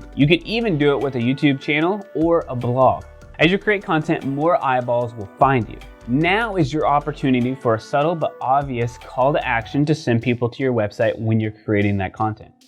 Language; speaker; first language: English; native; English